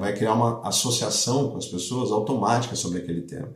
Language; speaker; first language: Portuguese; native; Portuguese